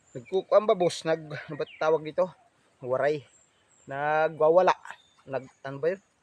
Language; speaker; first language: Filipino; non-native, local second language; Waray